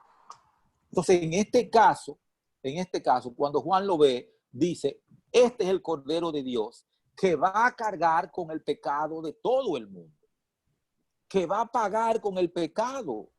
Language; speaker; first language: Spanish; native; Spanish